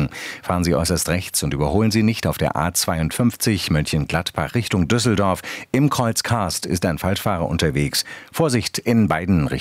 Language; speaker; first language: German; native; German